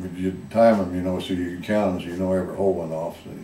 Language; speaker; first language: English; native; English